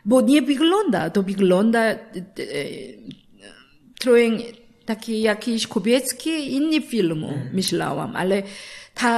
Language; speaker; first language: Polish; non-native, learner; Korean